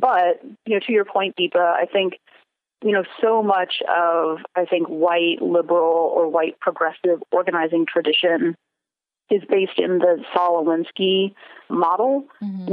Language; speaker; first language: English; native; English